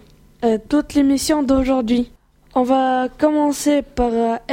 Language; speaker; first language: French; non-native, learner; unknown